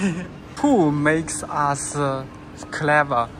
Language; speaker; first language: English; non-native, learner; Chinese